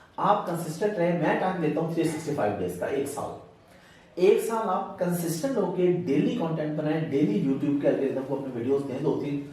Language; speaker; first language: Urdu; non-native, local second language; Punjabi